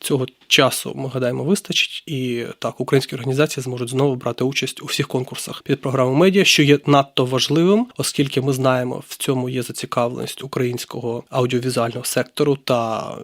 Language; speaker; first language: Ukrainian; native; Ukrainian